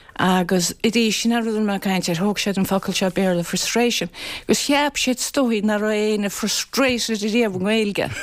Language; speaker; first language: Irish; native; Irish